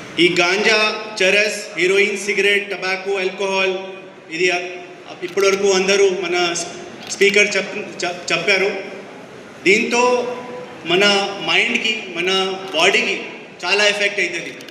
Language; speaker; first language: Telugu; non-native, fluent; Hindi